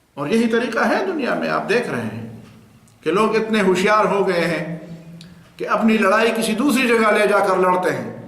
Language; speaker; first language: Urdu; non-native, local second language; Pashto